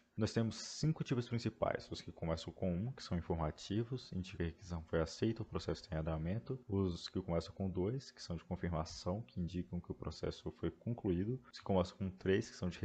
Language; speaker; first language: Portuguese; native; Portuguese